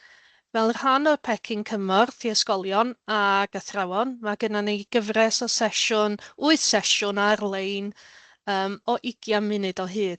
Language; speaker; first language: Welsh; native; Welsh